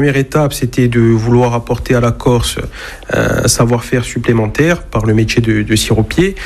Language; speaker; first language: French; native; French